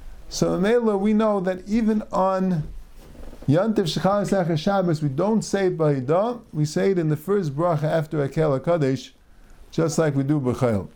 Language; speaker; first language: English; native; English